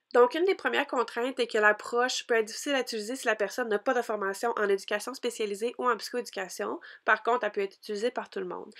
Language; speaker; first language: French; native; French